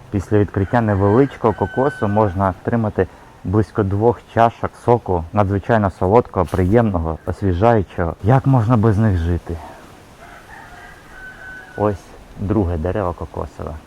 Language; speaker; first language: Ukrainian; native; Ukrainian